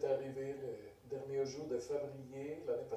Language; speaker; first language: French; non-native, fluent; Spanish